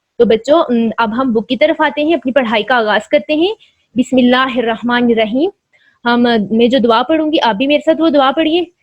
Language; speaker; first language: Urdu; native; Urdu